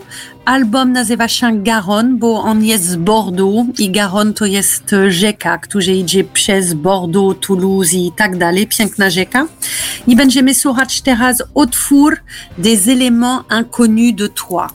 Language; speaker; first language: Polish; non-native, learner; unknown